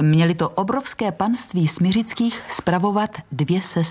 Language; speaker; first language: Czech; native; Czech